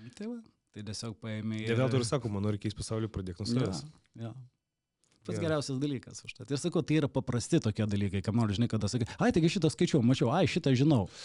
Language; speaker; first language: Lithuanian; native; Lithuanian